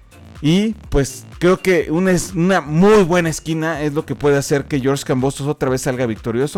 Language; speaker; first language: Spanish; native; Spanish